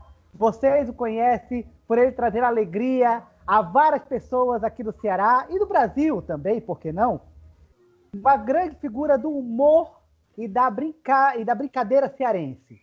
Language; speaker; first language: Portuguese; native; Portuguese